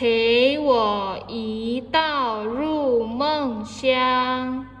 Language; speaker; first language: Chinese; non-native, fluent; Indonesian